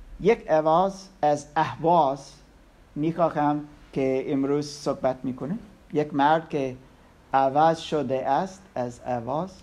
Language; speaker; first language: Persian; non-native, learner; English